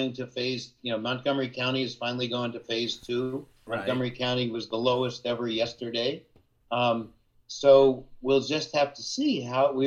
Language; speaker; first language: English; native; English